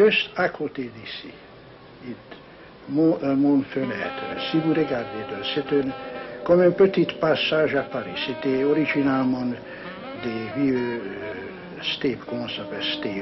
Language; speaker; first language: French; non-native, learner; Hungarian